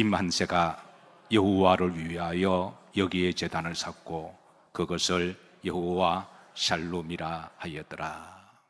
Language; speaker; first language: Korean; native; Korean